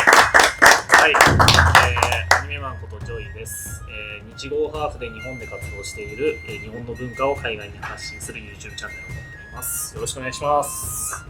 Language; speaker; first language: Japanese; early bilingual, heritage; Japanese